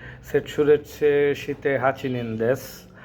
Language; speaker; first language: Japanese; non-native, learner; Bangla